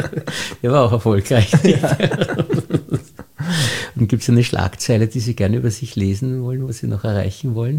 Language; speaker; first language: German; native; German